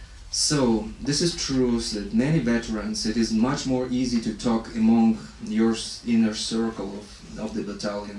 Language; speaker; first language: English; non-native, fluent; Ukrainian